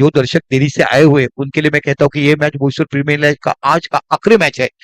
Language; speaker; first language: Hindi; non-native, local second language; Marathi